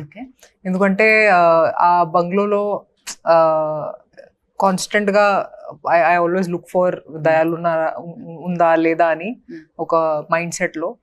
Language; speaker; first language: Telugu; non-native, local second language; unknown